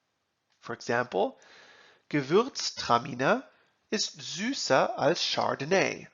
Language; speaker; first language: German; non-native, fluent; English